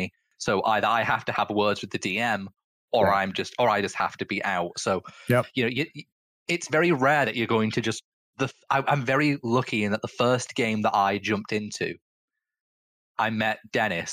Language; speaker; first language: English; native; English